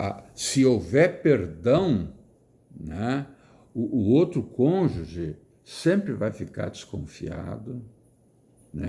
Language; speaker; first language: Portuguese; native; Portuguese